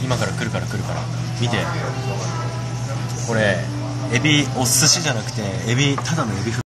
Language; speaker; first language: Japanese; non-native, fluent; Korean